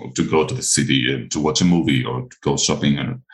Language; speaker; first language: English; non-native, fluent; Greek